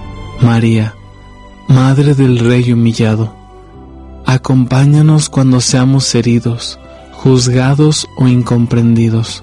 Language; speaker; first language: Spanish; native; Spanish